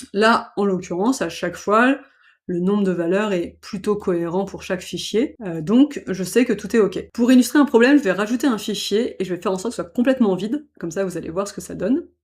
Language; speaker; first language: French; native; French